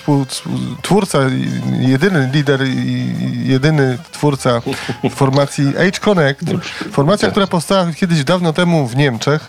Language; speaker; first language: Polish; native; Polish